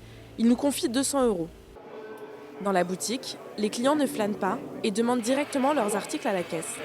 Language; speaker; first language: French; native; French